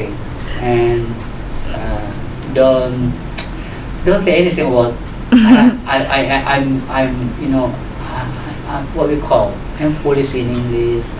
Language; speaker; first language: English; non-native, learner; Indonesian